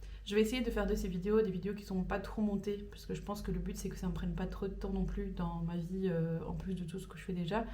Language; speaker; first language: French; native; French